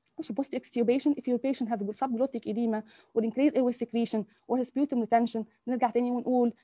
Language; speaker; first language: English; non-native, local second language; Arabic